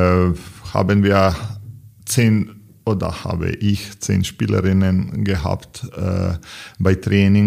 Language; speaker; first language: German; non-native, learner; Serbian